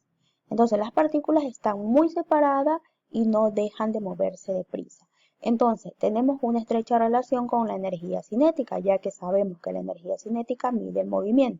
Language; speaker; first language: Spanish; native; Spanish